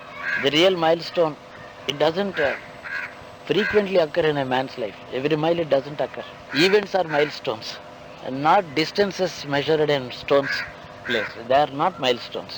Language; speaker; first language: English; non-native, local second language; Telugu